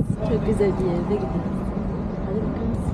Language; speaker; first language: Turkish; non-native, learner; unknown